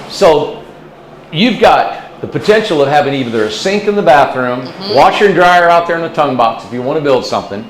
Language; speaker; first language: English; native; English